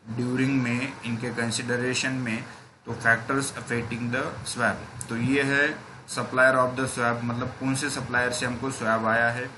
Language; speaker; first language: Hindi; non-native, local second language; Marathi